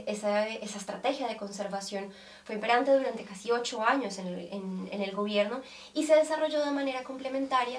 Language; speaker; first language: Spanish; native; Spanish